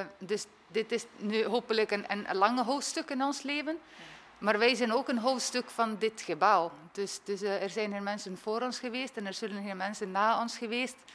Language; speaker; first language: Dutch; non-native, fluent; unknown